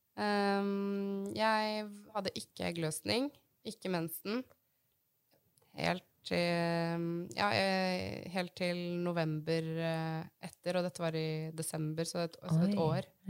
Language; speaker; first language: Norwegian; native; Norwegian